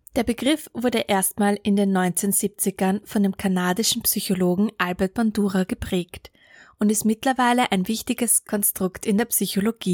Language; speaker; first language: German; native; German